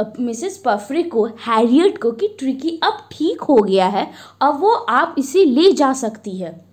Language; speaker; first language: Hindi; native; Hindi